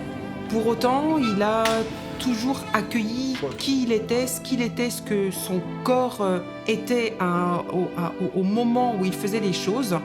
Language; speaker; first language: French; native; French